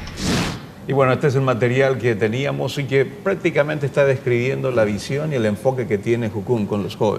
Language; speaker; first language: Spanish; native; Spanish